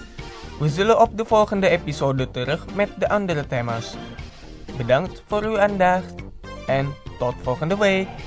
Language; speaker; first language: Dutch; non-native, learner; Indonesian